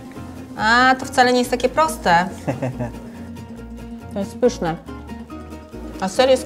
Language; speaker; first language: Polish; native; Polish